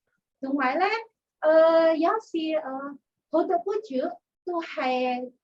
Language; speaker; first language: Cantonese; non-native, learner; Indonesian